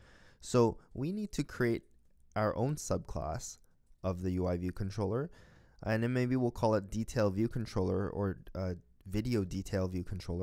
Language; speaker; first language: English; native; English